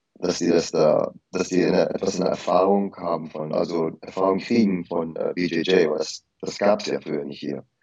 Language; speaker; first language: German; early bilingual, heritage; Indonesian